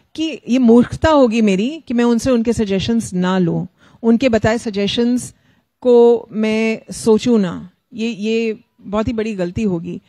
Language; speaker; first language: Hindi; native; Hindi